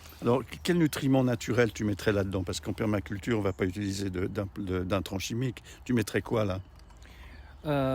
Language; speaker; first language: French; native; French